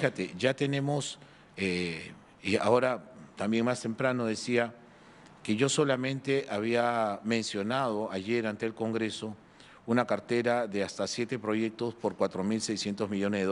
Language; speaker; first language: Spanish; native; Spanish